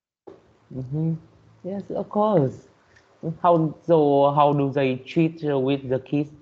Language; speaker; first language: English; non-native, learner; Vietnamese